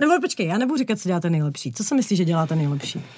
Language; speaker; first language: Czech; native; Czech